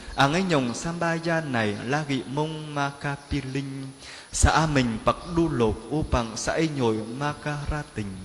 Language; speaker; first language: Filipino; non-native, learner; Vietnamese